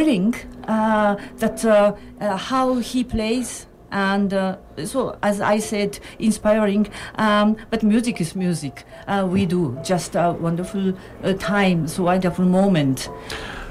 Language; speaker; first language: English; non-native, learner; Japanese